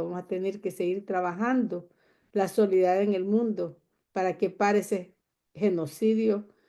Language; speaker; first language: Spanish; native; Spanish